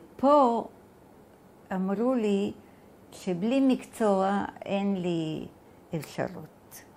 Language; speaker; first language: Hebrew; non-native, fluent; Bulgarian